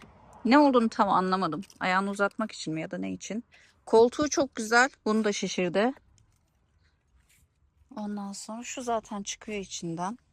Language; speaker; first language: Turkish; native; Turkish